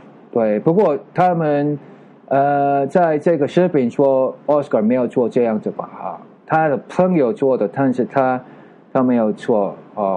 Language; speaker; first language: Chinese; non-native, learner; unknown